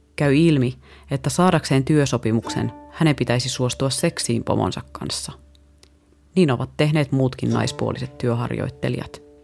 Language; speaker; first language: Finnish; native; Finnish